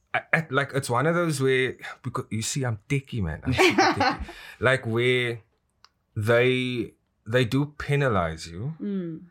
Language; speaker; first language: English; native; English